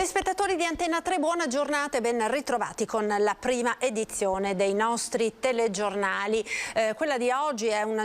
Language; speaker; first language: Italian; native; Italian